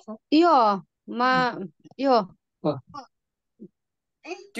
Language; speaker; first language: Finnish; non-native, learner; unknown